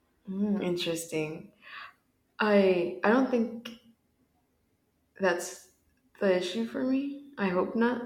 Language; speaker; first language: English; early bilingual, other home language; Spanish